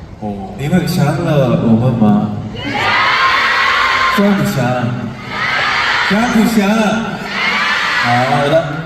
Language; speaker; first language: Chinese; non-native, learner; Korean